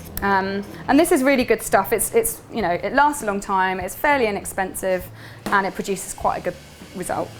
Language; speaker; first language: English; native; English